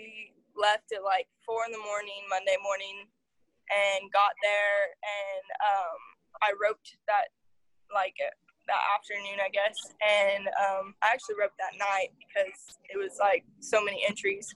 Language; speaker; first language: English; native; English